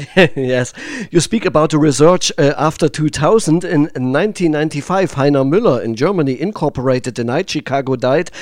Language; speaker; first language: English; non-native, fluent; German